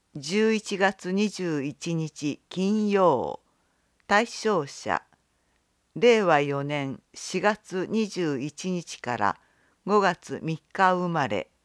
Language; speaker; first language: Japanese; native; Japanese